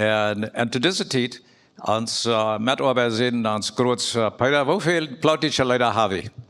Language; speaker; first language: German; non-native, learner; Plautdietsch